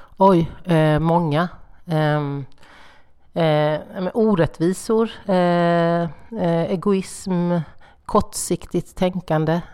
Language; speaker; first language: Swedish; native; Swedish